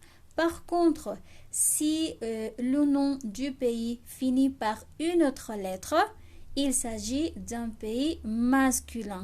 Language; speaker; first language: French; non-native, fluent; Spanish